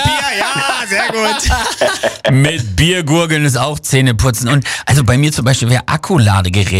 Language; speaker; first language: German; native; German